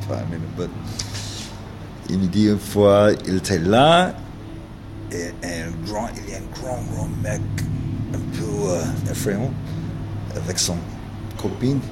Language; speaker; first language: French; non-native, learner; English